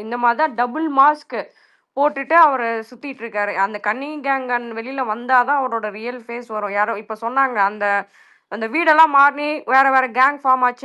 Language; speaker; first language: Tamil; native; Tamil